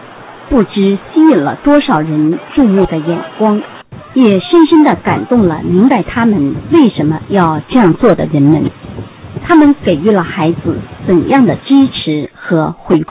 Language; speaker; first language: Chinese; native; Chinese